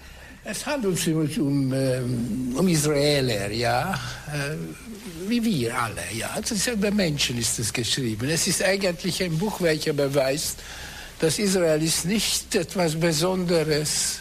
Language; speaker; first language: German; non-native, fluent; Hungarian